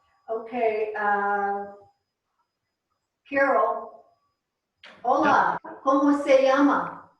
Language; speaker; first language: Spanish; non-native, fluent; English